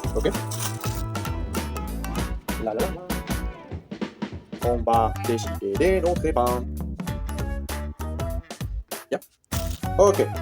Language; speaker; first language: French; non-native, learner; Spanish